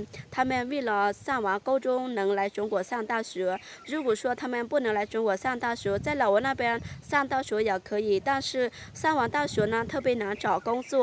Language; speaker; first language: Chinese; non-native, fluent; Lao